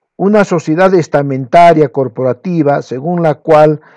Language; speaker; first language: Spanish; non-native, local second language; Quechua